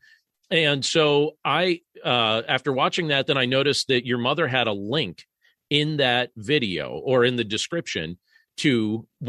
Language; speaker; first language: English; native; English